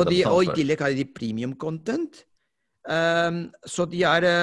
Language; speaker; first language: Norwegian; non-native, fluent; Spanish